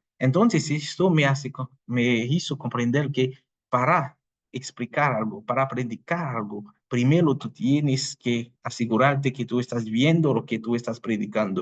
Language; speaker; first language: Spanish; non-native, fluent; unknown